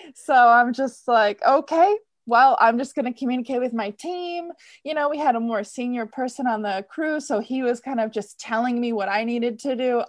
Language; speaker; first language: English; native; English